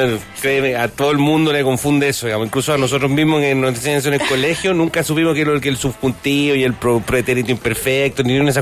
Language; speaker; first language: Spanish; native; Spanish